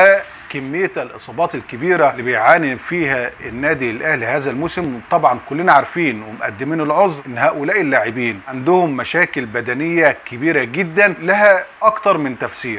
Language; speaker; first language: Arabic; native; Arabic